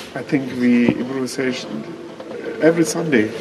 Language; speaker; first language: English; non-native, fluent; German